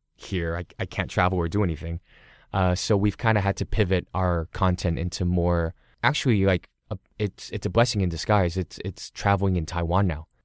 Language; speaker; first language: English; early bilingual, other home language; Cantonese